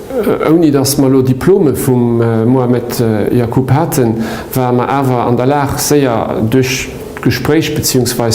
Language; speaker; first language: German; non-native, local second language; Luxembourgish